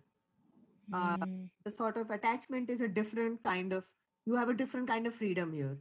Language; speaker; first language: English; non-native, local second language; Hindi